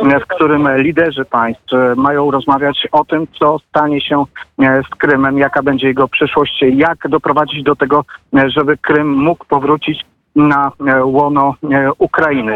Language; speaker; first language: Polish; native; Polish